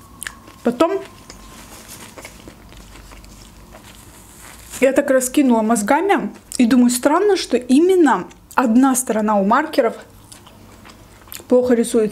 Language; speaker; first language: Russian; native; Russian